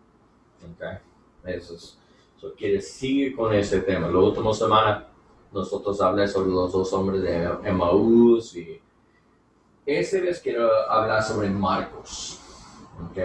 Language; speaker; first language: Spanish; non-native, learner; English